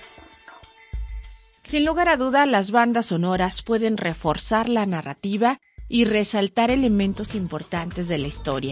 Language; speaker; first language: Spanish; native; Spanish